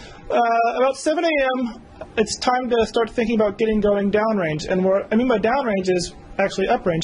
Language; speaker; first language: English; native; English